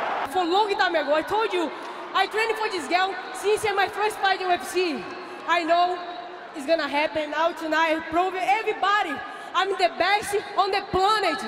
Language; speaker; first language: English; non-native, learner; Portuguese